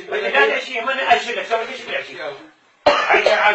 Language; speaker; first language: Arabic; native; Arabic